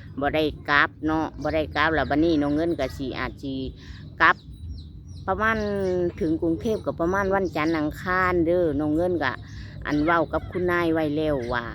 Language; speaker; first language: Thai; non-native, local second language; Lao